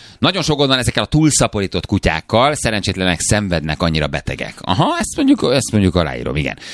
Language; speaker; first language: Hungarian; native; Hungarian